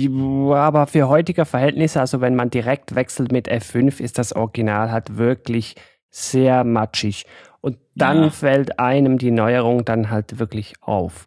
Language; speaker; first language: German; native; German